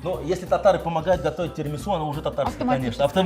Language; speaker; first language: Russian; native; Russian